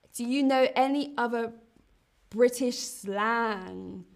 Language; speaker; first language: English; native; English